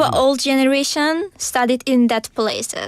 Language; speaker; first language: English; non-native, learner; Uzbek